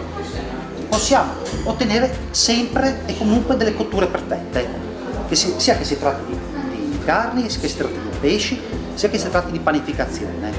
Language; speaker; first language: Italian; native; Italian